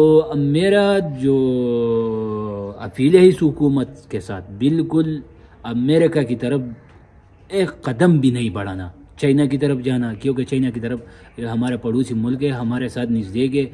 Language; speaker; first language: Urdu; non-native, local second language; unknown